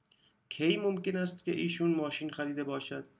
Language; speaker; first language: Persian; non-native, fluent; Urdu